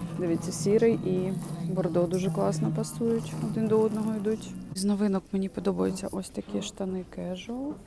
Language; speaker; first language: Ukrainian; non-native, local second language; Russian